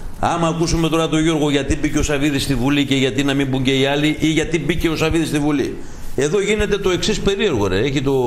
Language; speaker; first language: Greek; native; Greek